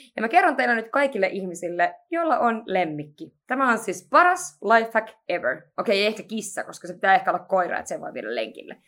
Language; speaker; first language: Finnish; native; Finnish